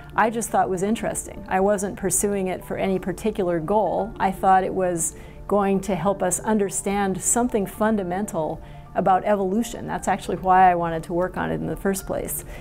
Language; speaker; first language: English; native; English